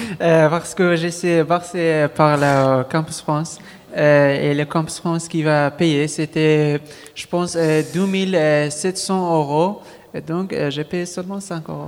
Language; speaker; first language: French; non-native, learner; Kurdish